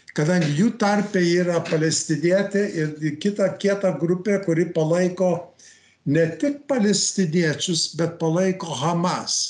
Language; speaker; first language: Lithuanian; early bilingual, heritage; Lithuanian